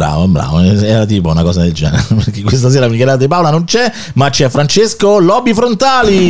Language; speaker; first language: Italian; native; Italian